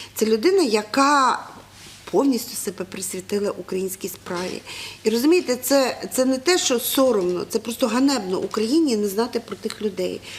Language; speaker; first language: Ukrainian; native; Ukrainian